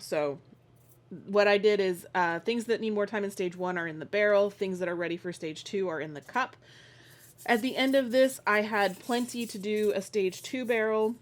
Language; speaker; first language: English; native; English